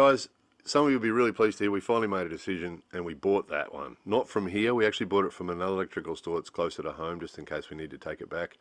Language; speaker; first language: English; native; English